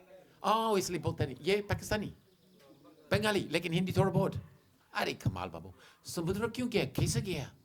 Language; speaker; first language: Hindi; non-native, fluent; English